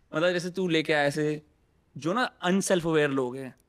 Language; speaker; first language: Hindi; native; Hindi